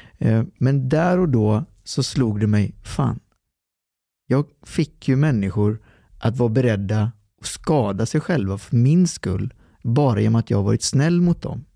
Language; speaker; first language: Swedish; early bilingual, other home language; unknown